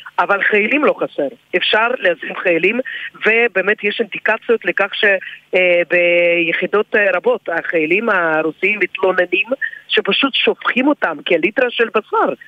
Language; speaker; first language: Hebrew; non-native, fluent; Russian